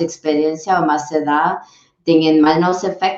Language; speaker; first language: Spanish; early bilingual, heritage; English